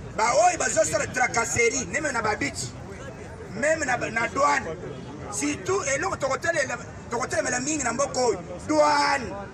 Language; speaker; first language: Lingala; native; Lingala